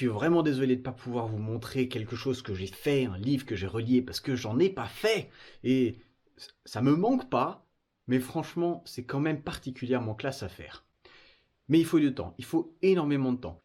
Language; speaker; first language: French; native; French